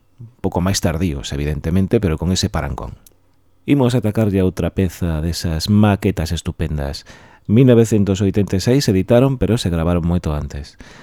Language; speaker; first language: Galician; non-native, local second language; Spanish